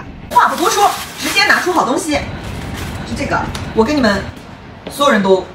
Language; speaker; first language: Chinese; native; Chinese